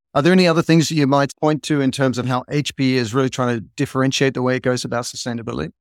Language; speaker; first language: English; native; English